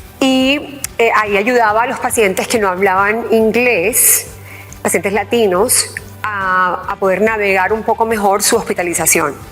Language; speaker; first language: Spanish; early bilingual, heritage; English